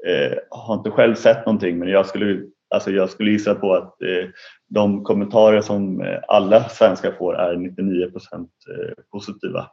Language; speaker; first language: Swedish; native; Swedish